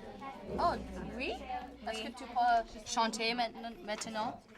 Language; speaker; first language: French; non-native, learner; English